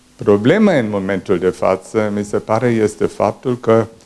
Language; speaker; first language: Romanian; non-native, fluent; German